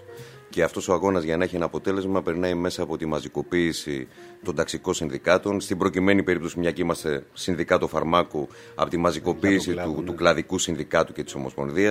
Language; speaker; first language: Greek; native; Greek